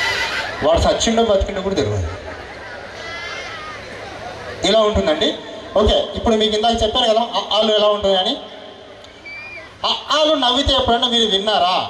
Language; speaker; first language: Telugu; native; Telugu